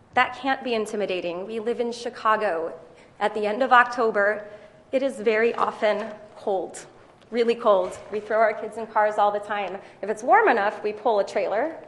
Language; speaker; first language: English; native; English